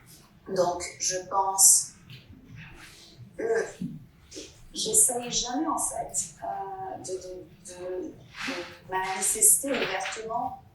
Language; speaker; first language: French; non-native, fluent; Italian